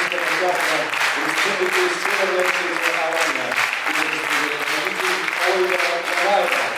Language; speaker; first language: Russian; native; Russian